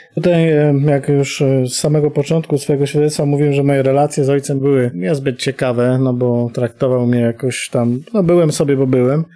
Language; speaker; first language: Polish; native; Polish